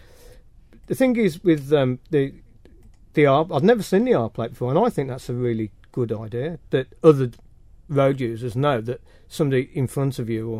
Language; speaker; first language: English; native; English